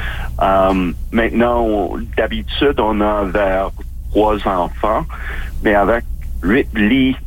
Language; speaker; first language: French; non-native, local second language; English